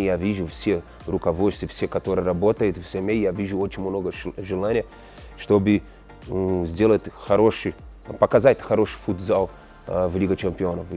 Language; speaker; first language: Russian; non-native, learner; Portuguese